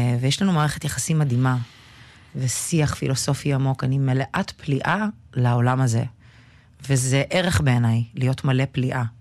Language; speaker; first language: Hebrew; early bilingual, other home language; Russian